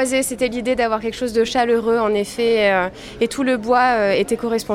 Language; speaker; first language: French; native; French